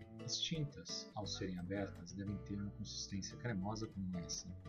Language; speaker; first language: Portuguese; native; Portuguese